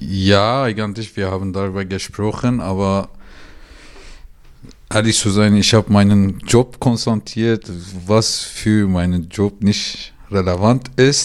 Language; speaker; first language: German; non-native, learner; Turkish